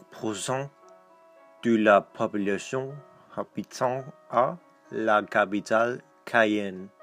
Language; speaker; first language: French; non-native, learner; Danish